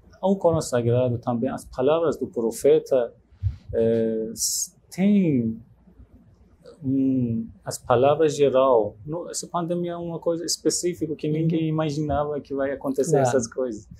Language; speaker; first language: Portuguese; non-native, learner; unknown